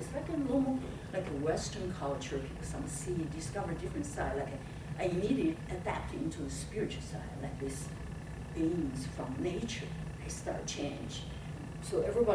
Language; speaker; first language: English; non-native, fluent; Chinese